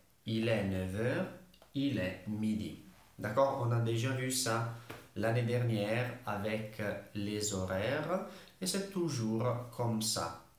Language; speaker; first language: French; non-native, fluent; Italian